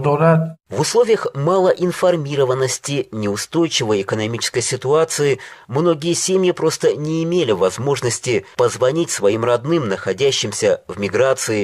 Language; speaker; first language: Russian; non-native, local second language; Tajik